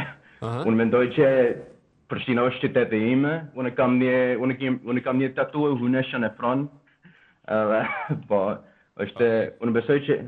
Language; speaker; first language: Albanian; non-native, learner; Danish